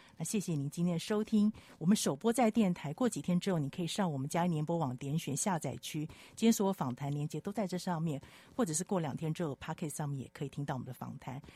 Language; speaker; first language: Chinese; native; Chinese